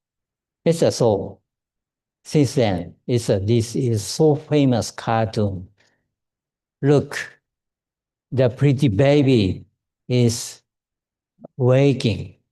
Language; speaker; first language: English; non-native, fluent; Japanese